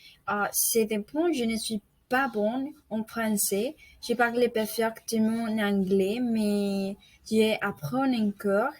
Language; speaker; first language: French; non-native, learner; Spanish